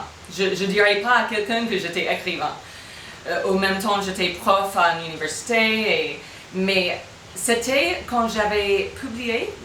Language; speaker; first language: French; non-native, fluent; English